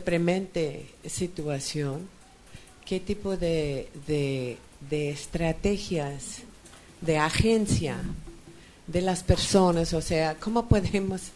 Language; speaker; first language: Spanish; non-native, fluent; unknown